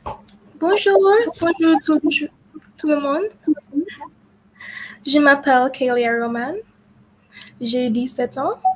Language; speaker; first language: French; non-native, learner; English